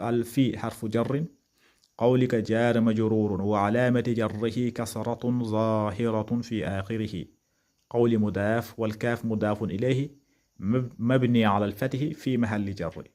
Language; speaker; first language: Arabic; non-native, fluent; Wolof